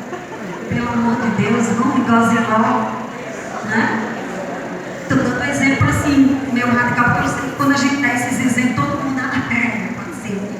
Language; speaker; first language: Portuguese; native; Portuguese